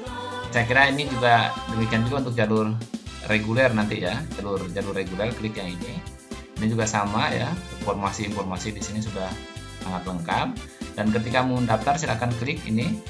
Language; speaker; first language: Indonesian; native; Indonesian